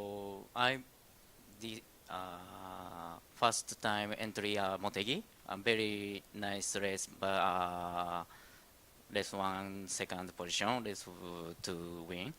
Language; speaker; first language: English; non-native, learner; Indonesian